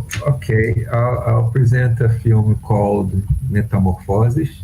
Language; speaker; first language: English; non-native, fluent; Portuguese